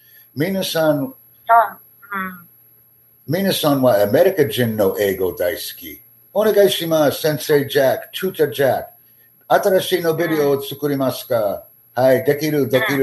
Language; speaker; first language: Japanese; non-native, learner; English